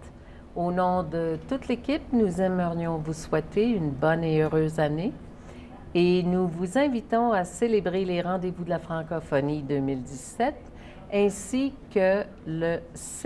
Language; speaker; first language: French; native; French